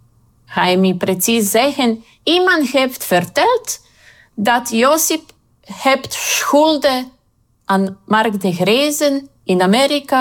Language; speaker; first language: Dutch; non-native, learner; Croatian